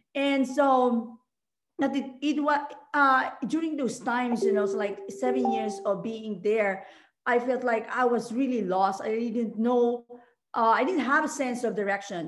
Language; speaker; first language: English; non-native, local second language; Filipino